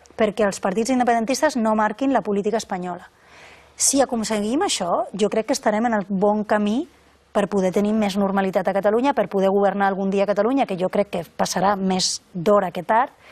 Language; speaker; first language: Catalan; non-native, local second language; Spanish